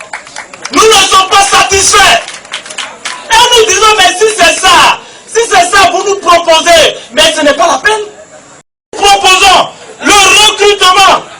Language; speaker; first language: French; non-native, local second language; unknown